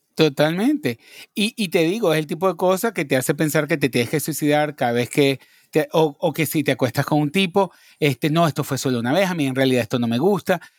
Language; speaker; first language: Spanish; native; Spanish